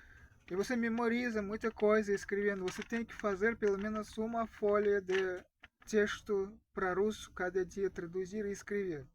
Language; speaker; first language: Portuguese; non-native, fluent; Russian